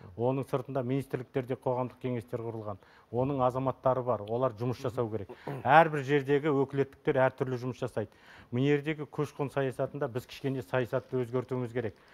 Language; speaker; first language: Kazakh; native; Kazakh